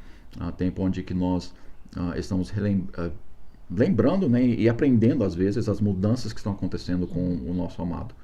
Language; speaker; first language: Portuguese; non-native, fluent; English